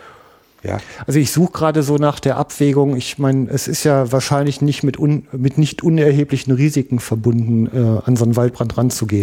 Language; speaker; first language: German; native; German